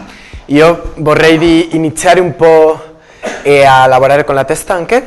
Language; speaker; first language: Italian; non-native, learner; Spanish